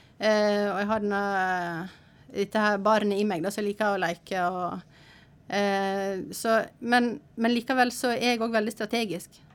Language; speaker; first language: Norwegian; native; Norwegian